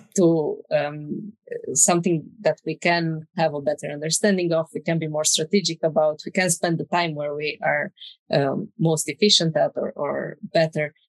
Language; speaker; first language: English; non-native, fluent; Romanian